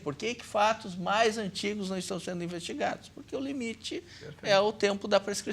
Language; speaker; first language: Portuguese; native; Portuguese